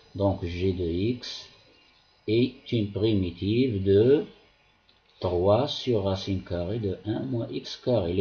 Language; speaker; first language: French; non-native, local second language; Arabic